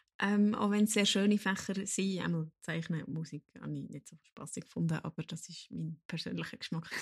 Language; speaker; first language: German; native; German